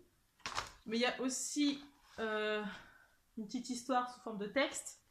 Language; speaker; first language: French; native; French